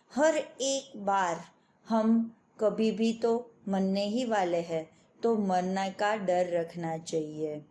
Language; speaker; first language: Hindi; non-native, local second language; Gujarati